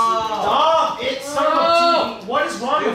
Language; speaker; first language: English; native; English